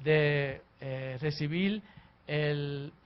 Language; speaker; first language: Spanish; early bilingual, heritage; Spanish